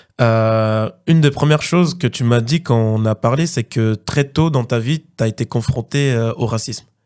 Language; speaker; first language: French; native; French